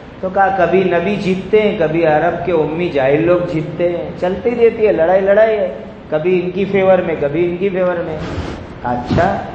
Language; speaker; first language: Urdu; non-native, local second language; Gujarati